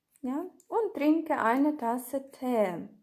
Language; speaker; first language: German; non-native, fluent; Ukrainian